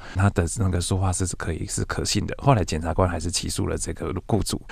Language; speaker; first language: Chinese; native; Chinese